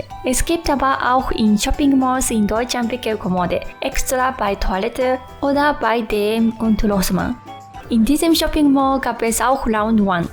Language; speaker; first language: German; non-native, fluent; Japanese